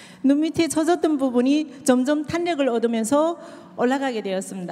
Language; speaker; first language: Korean; native; Korean